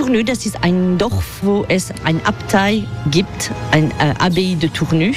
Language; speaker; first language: German; non-native, fluent; French